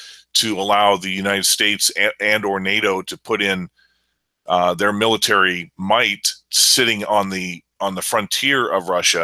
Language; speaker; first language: English; native; English